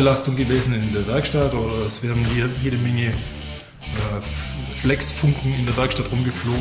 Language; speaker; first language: German; native; German